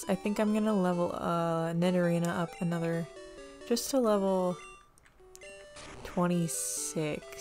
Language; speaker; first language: English; native; English